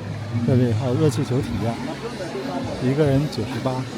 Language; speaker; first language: Chinese; native; Chinese